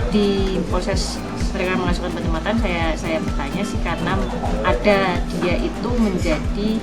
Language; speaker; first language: Indonesian; native; Indonesian